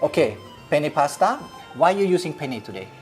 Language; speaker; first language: English; non-native, fluent; Indonesian